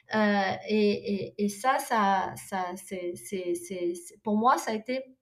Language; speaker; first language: French; non-native, local second language; Arabic